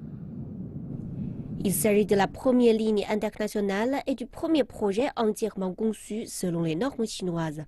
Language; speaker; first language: French; non-native, fluent; Chinese